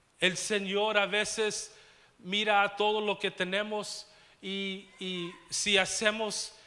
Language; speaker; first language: Spanish; early bilingual, heritage; Spanish